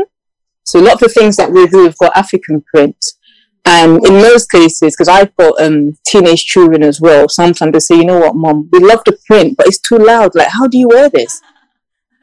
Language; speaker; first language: English; non-native, local second language; Yoruba